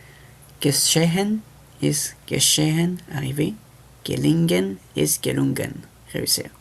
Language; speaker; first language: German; non-native, fluent; French